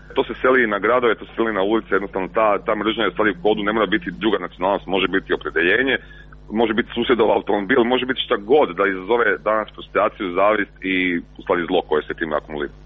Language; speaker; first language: Croatian; native; Croatian